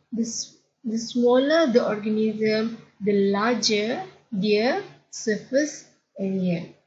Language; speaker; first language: English; non-native, local second language; Malay